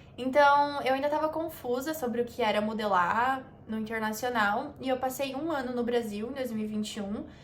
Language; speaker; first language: Portuguese; native; Portuguese